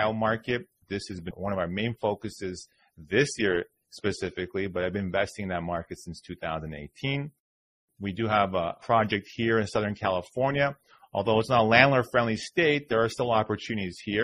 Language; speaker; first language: English; native; English